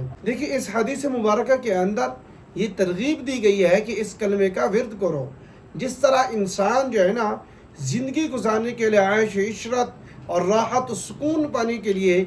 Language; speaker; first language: Urdu; native; Urdu